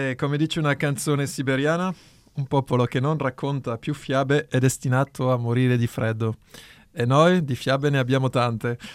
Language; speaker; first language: Italian; non-native, fluent; Spanish